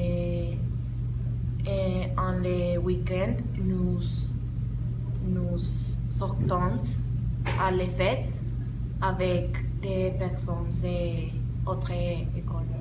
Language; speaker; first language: French; non-native, learner; Spanish